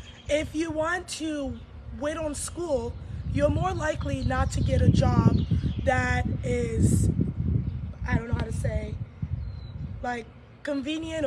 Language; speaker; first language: English; early bilingual, other home language; Lingala